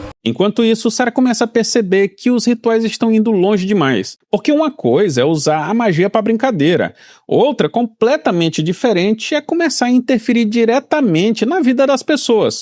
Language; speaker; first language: Portuguese; native; Portuguese